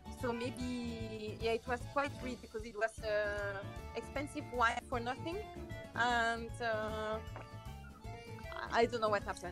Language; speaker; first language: English; non-native, fluent; French